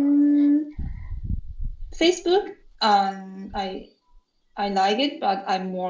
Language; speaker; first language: English; non-native, learner; Chinese